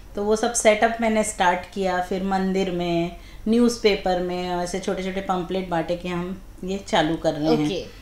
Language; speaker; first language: Hindi; native; Hindi